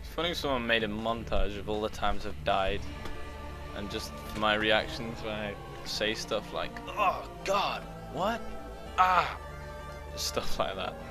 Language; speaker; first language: English; native; English